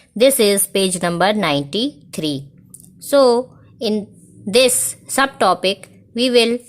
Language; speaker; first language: English; non-native, local second language; Hindi